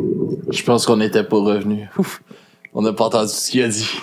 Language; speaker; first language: French; native; French